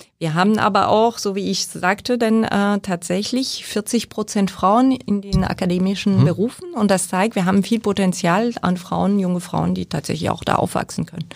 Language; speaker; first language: German; non-native, fluent; French